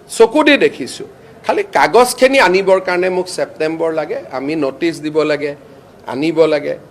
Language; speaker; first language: Assamese; native; Assamese